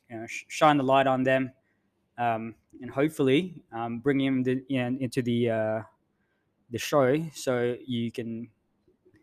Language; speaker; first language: English; non-native, local second language; Filipino